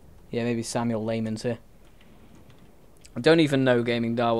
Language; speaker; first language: English; native; English